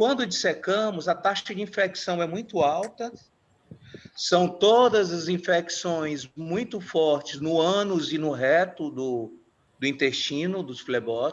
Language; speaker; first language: Portuguese; non-native, fluent; Spanish